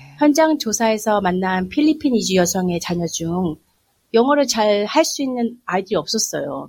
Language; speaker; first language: Korean; native; Korean